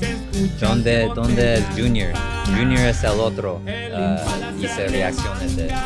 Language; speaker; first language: Spanish; non-native, learner; English